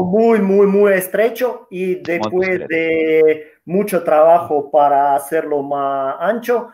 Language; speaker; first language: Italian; non-native, learner; Russian